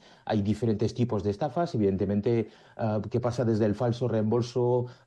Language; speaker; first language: Spanish; native; Spanish